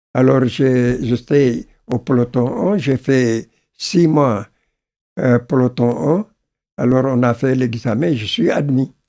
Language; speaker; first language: French; non-native, local second language; Wolof